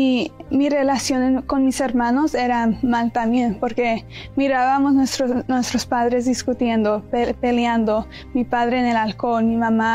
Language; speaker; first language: Spanish; early bilingual, heritage; Spanish